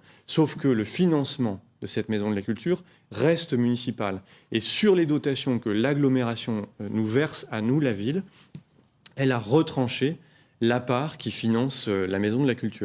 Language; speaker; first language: French; native; French